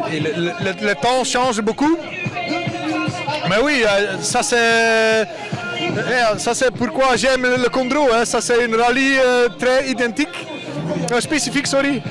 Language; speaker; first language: French; non-native, local second language; Dutch